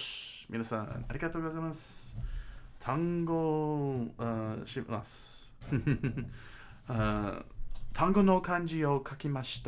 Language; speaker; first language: Japanese; non-native, learner; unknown